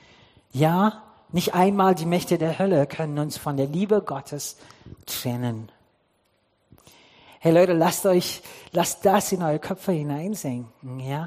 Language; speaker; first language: German; non-native, fluent; English